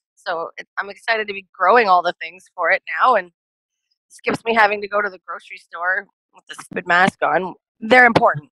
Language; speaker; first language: English; native; English